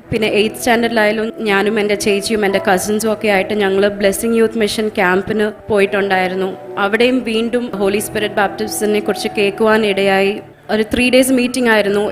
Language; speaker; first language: Malayalam; early bilingual, heritage; Malayalam